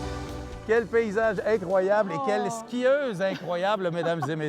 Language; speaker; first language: French; native; French